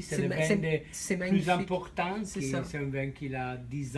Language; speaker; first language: French; non-native, fluent; Italian